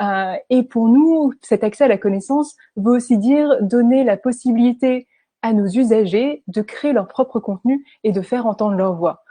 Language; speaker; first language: French; native; French